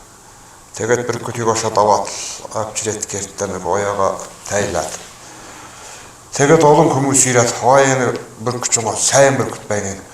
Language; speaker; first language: Mongolian; non-native, local second language; Kazakh